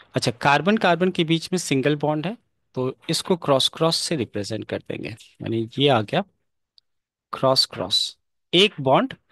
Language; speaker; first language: Hindi; native; Hindi